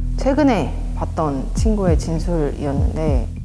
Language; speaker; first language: Korean; native; Korean